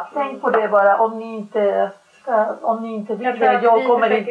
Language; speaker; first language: Swedish; non-native, fluent; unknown